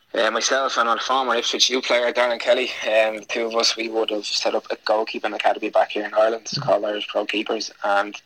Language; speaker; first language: English; native; English